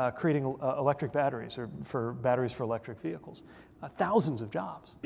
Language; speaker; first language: English; native; English